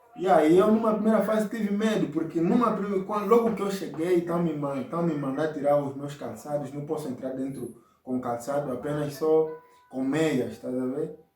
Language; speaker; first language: Portuguese; native; Portuguese